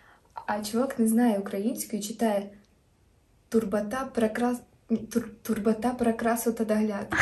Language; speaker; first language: Ukrainian; non-native, local second language; Russian